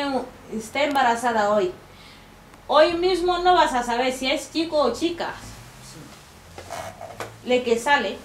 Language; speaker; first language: Spanish; non-native, fluent; Bambara